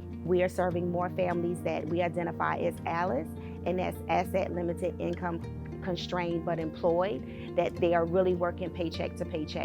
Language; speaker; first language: English; native; English